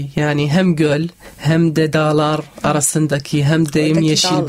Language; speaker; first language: Turkish; non-native, fluent; Arabic